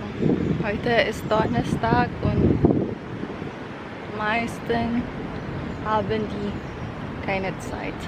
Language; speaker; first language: German; non-native, learner; Filipino